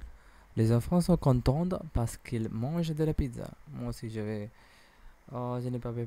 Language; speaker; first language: French; non-native, learner; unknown